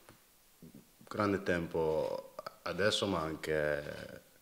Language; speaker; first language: Italian; non-native, learner; Dutch